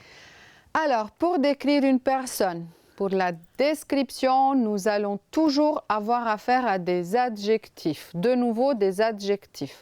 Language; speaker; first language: French; non-native, fluent; Romanian